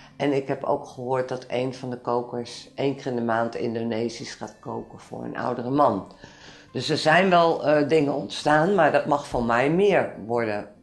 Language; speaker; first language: Dutch; native; Dutch